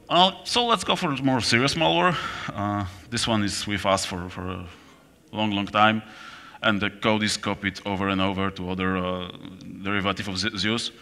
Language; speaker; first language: English; non-native, fluent; Polish